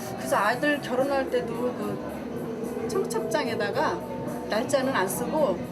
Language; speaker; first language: Korean; native; Korean